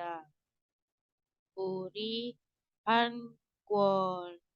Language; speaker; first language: Korean; non-native, learner; Indonesian